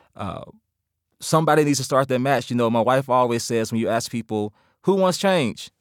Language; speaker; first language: English; native; English